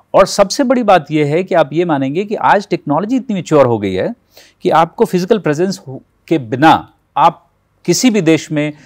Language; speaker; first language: Hindi; native; Hindi